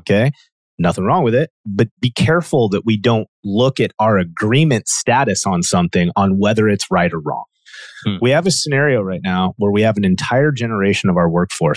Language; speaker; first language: English; native; English